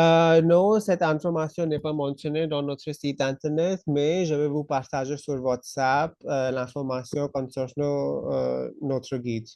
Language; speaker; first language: French; non-native, fluent; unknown